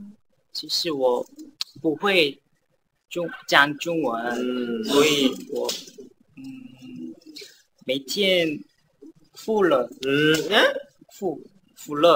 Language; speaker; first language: Chinese; non-native, learner; Korean